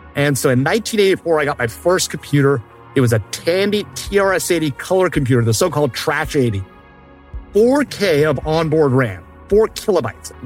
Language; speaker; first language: English; early bilingual, other home language; Hindi